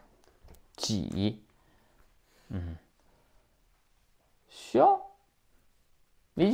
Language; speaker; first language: Russian; non-native, learner; Chinese